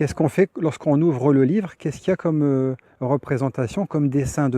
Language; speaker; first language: French; native; French